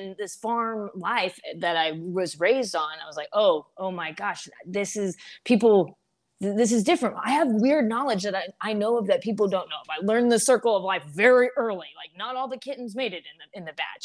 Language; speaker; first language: English; native; English